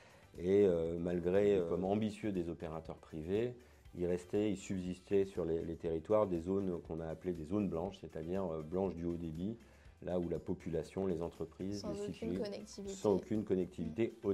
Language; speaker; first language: French; native; French